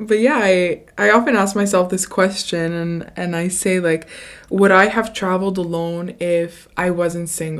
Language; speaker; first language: English; native; English